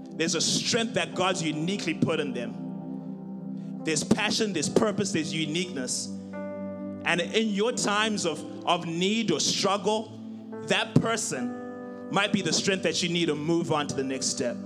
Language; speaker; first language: English; non-native, local second language; Shona